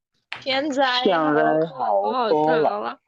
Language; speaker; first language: Chinese; non-native, learner; Urdu